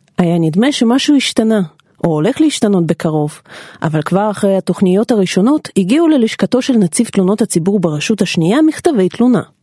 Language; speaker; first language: Hebrew; non-native, fluent; Russian